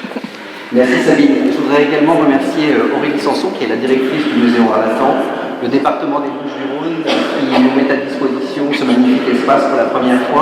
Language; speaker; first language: French; native; French